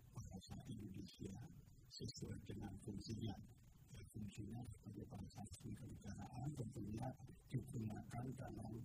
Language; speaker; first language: Indonesian; non-native, local second language; Javanese